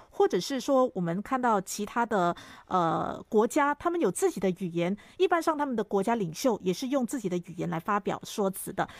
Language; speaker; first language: Chinese; native; Chinese